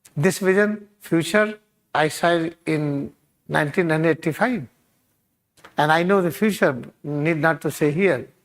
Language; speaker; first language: English; non-native, local second language; Hindi